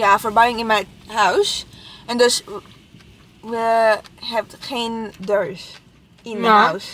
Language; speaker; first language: Dutch; non-native, learner; Italian